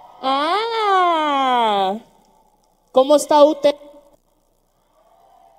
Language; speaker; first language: Spanish; non-native, learner; English